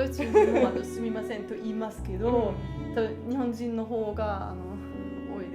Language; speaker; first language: Japanese; non-native, learner; German